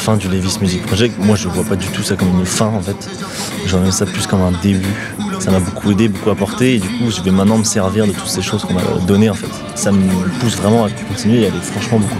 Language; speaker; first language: French; native; French